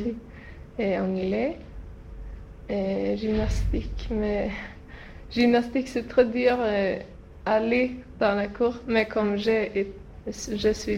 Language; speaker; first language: French; non-native, learner; Swedish